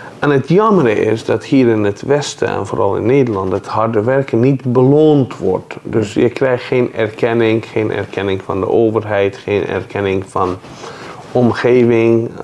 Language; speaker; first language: Dutch; non-native, fluent; Persian